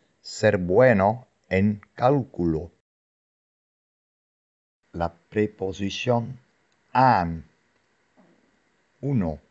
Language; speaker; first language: Spanish; non-native, fluent; Dutch